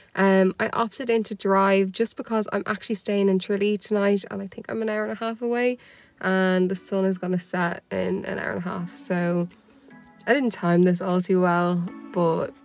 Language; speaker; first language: English; native; English